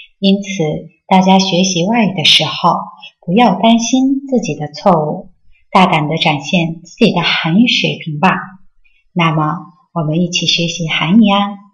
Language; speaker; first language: Chinese; non-native, fluent; Korean